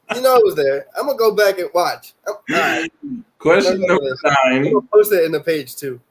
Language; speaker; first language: English; non-native, fluent; Spanish